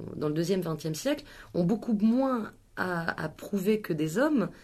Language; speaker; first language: French; native; French